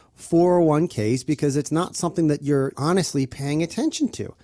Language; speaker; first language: English; native; English